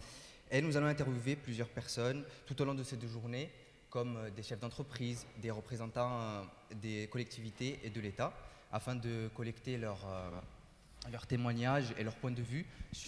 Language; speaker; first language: French; native; French